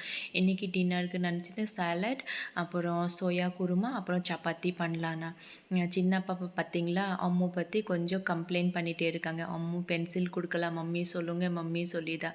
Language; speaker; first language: Tamil; non-native, fluent; Assamese